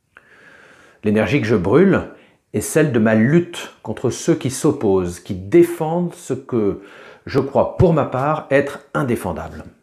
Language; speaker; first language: French; native; French